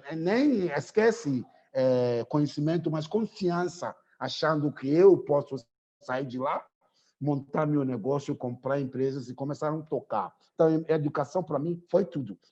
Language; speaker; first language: Portuguese; non-native, fluent; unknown